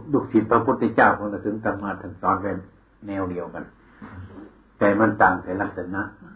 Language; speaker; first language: Thai; non-native, local second language; Northeastern Thai